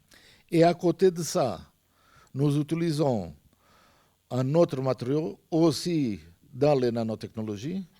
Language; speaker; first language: French; non-native, fluent; Portuguese